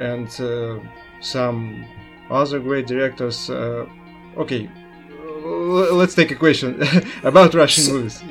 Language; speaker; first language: English; non-native, learner; Russian